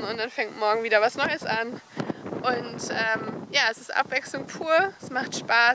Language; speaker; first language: German; native; German